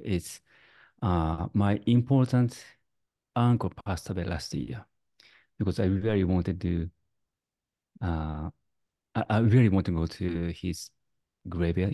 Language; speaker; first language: English; non-native, learner; Japanese